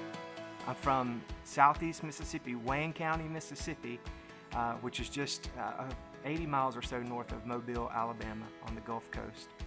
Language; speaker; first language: English; native; English